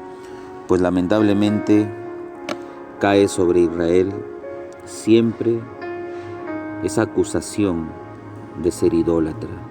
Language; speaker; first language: Spanish; native; Spanish